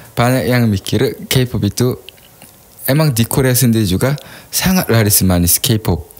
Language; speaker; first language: Indonesian; non-native, fluent; Korean